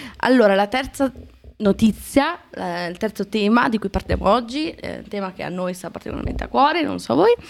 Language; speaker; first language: Italian; native; Italian